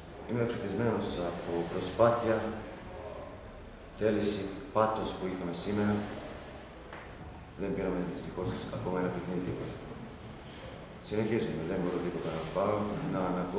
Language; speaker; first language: Greek; non-native, learner; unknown